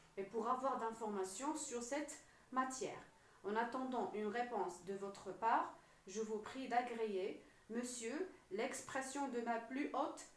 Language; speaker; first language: French; non-native, local second language; Arabic